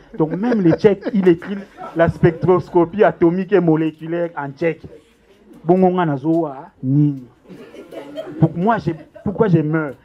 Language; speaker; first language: French; non-native, local second language; Lingala